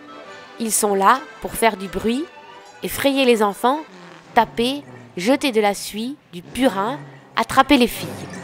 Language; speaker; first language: French; native; French